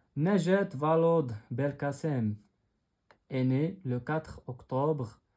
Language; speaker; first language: French; non-native, local second language; Arabic